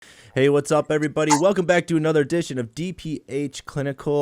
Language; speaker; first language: English; native; English